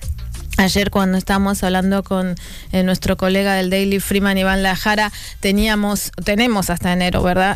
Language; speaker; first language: Spanish; native; Spanish